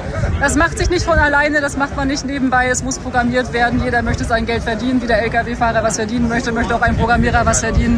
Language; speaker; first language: German; native; German